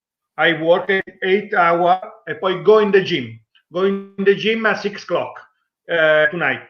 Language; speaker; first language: English; non-native, learner; Italian